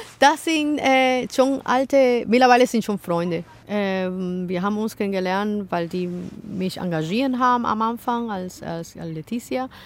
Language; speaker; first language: German; non-native, fluent; Spanish